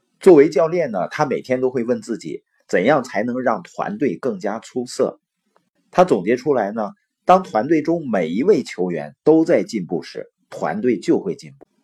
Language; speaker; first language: Chinese; native; Chinese